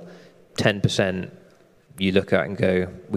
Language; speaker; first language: English; native; English